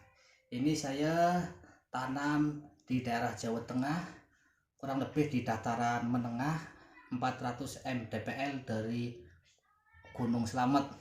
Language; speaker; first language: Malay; non-native, local second language; Javanese